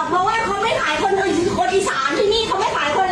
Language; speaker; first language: Thai; native; Thai